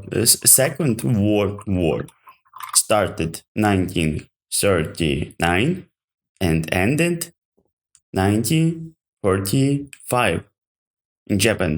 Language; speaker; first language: English; non-native, learner; Ukrainian